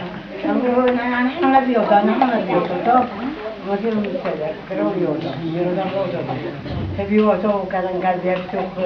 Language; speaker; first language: Hebrew; non-native, learner; Arabic